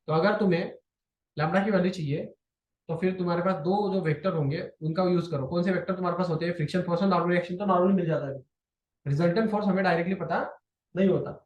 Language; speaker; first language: Hindi; non-native, local second language; Marathi